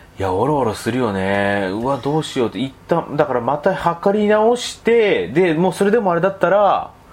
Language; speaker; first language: Japanese; early bilingual, heritage; Japanese